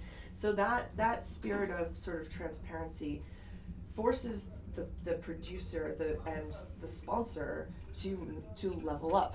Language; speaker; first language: English; native; English